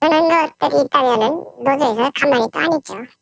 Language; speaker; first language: Korean; native; Korean